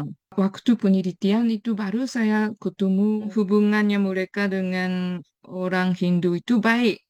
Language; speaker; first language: Indonesian; non-native, fluent; Japanese